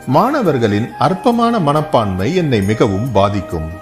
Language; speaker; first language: Tamil; native; Tamil